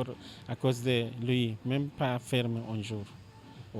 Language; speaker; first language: French; non-native, learner; Persian